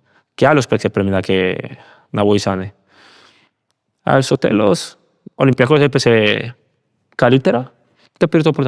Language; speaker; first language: Greek; non-native, learner; Spanish